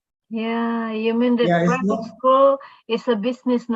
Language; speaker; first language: English; non-native, local second language; Indonesian